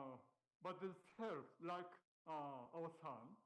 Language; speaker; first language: English; non-native, learner; Japanese